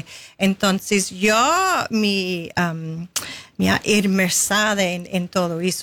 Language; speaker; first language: Spanish; non-native, fluent; English